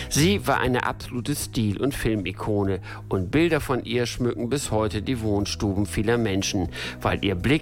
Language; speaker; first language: German; native; German